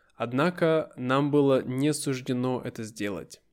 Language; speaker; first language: Russian; native; Russian